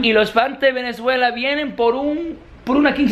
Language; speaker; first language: Spanish; non-native, learner; English